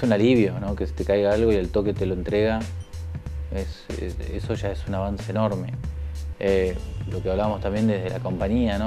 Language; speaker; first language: Spanish; native; Spanish